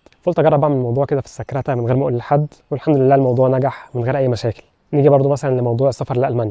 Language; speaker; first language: Arabic; native; Arabic